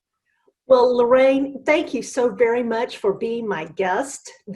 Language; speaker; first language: English; native; English